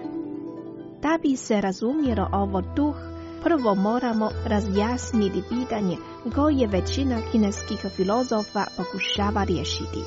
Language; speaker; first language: Croatian; non-native, fluent; Chinese